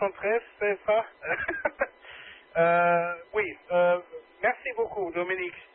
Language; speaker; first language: French; non-native, learner; German